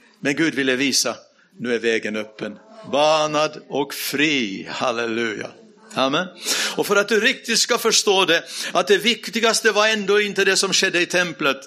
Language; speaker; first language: Swedish; native; Swedish